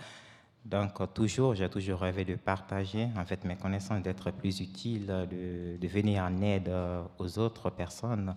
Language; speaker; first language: French; non-native, local second language; Fula